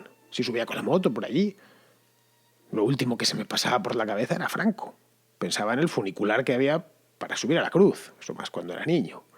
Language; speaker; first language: Spanish; native; Spanish